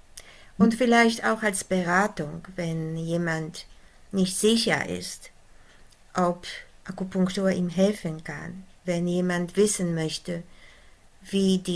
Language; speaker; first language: German; non-native, fluent; Polish